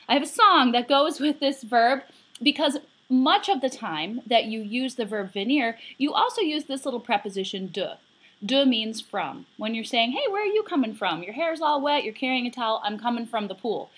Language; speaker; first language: English; native; English